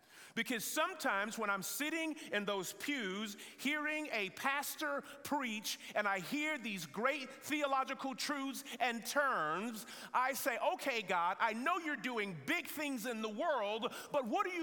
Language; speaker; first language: English; native; English